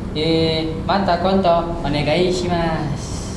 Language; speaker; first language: Japanese; non-native, learner; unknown